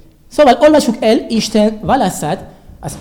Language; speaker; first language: Hungarian; non-native, learner; Spanish